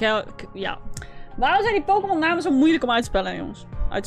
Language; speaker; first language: Dutch; native; Dutch